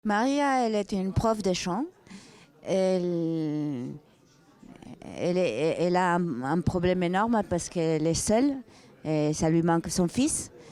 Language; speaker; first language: French; non-native, fluent; Spanish